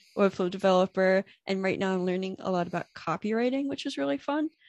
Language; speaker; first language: English; native; English